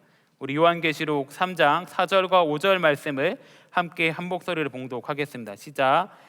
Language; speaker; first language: Korean; native; Korean